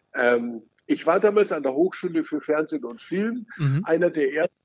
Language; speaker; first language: German; native; German